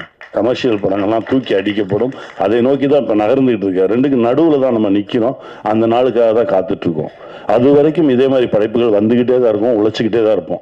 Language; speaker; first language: Tamil; native; Tamil